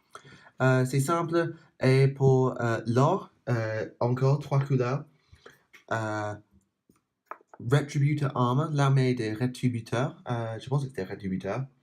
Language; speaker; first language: French; non-native, learner; English